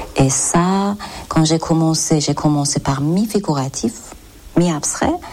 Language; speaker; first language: French; non-native, learner; Persian